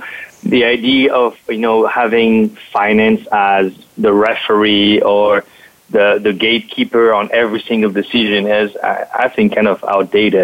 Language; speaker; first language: English; non-native, fluent; French